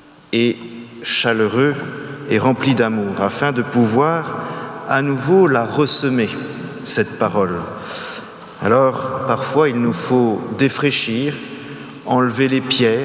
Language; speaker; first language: French; native; French